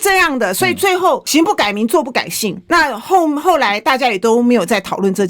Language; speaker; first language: Chinese; native; Chinese